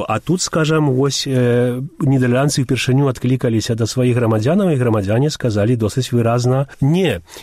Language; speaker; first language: Belarusian; early bilingual, heritage; Belarusian